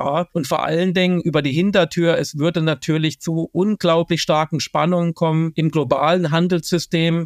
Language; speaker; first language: German; native; German